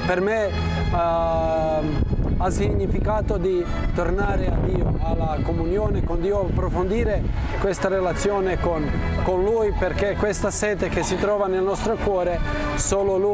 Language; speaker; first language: Italian; non-native, fluent; Croatian